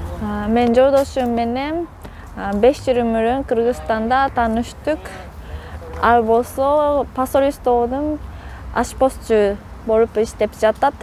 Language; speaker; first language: Kyrgyz; non-native, fluent; Japanese